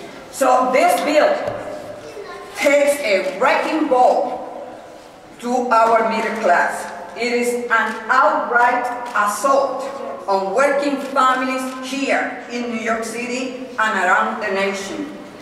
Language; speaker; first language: English; non-native, fluent; Spanish